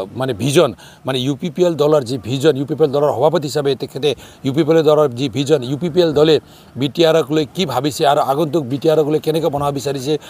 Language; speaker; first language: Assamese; non-native, local second language; Nepali